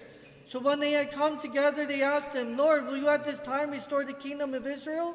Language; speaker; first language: English; native; English